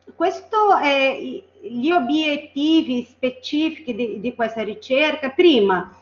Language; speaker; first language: Italian; non-native, fluent; Portuguese